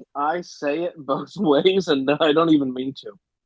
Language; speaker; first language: English; native; English